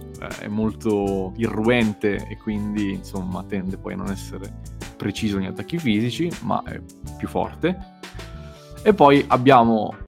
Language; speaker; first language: Italian; native; Italian